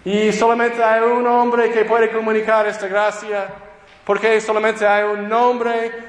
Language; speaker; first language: Spanish; non-native, fluent; English